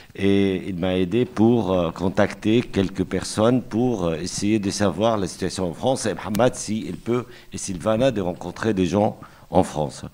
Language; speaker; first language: French; non-native, fluent; Arabic